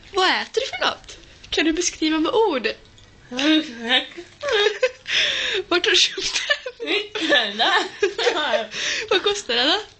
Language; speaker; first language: Swedish; native; Swedish